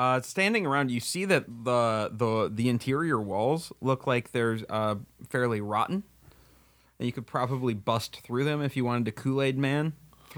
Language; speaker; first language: English; native; English